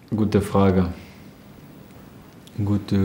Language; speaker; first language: German; non-native, learner; French